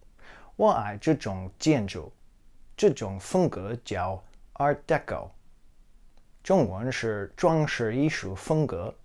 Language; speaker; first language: Chinese; non-native, fluent; English